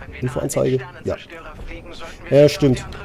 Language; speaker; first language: German; native; German